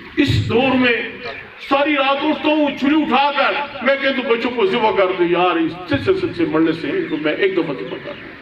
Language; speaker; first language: Urdu; non-native, local second language; Pashto